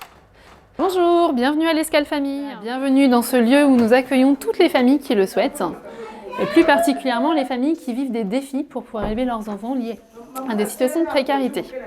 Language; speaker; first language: French; native; French